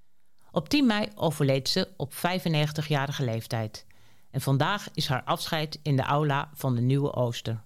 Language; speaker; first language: Dutch; native; Dutch